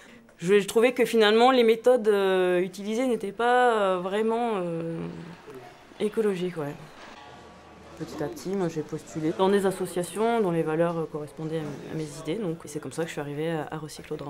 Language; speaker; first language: French; native; French